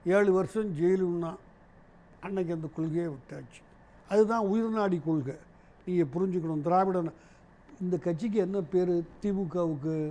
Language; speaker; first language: Tamil; native; Tamil